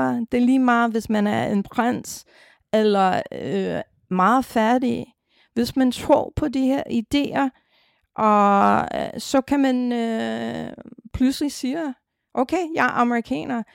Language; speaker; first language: Danish; non-native, fluent; English